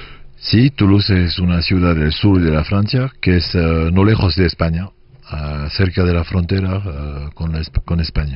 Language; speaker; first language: Spanish; non-native, fluent; French